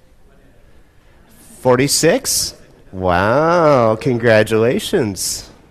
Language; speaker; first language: English; native; English